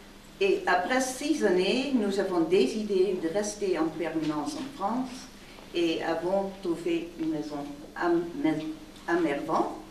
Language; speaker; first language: French; non-native, fluent; Dutch